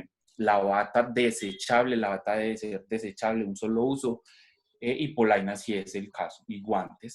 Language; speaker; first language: Spanish; native; Spanish